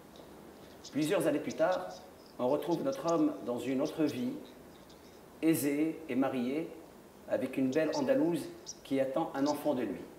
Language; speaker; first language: French; non-native, local second language; Arabic